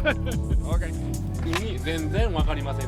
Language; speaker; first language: Japanese; native; Japanese